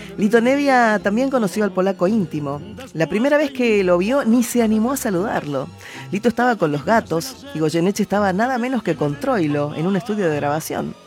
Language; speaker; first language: Spanish; native; Spanish